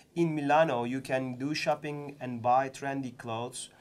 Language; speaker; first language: English; non-native, fluent; Turkish